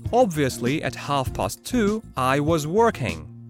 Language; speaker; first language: English; non-native, fluent; Russian